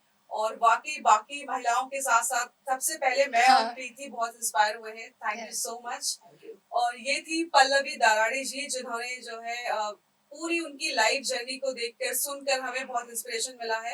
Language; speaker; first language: Hindi; native; Hindi